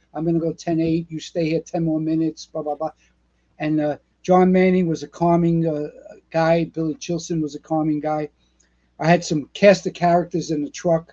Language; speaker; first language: English; native; English